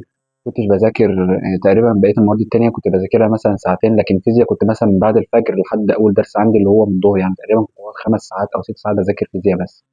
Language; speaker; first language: Arabic; native; Arabic